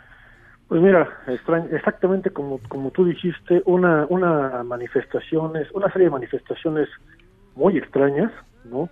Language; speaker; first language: Spanish; native; Spanish